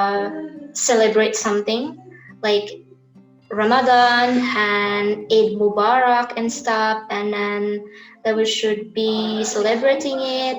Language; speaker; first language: English; non-native, learner; Indonesian